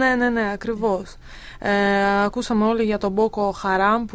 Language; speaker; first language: Greek; non-native, fluent; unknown